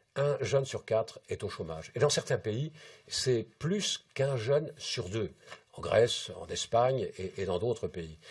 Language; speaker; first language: French; native; French